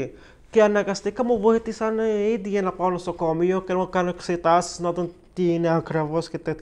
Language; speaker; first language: Greek; non-native, learner; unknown